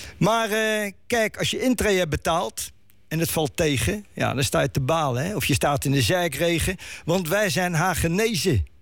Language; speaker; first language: Dutch; native; Dutch